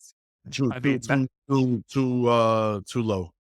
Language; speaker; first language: English; native; English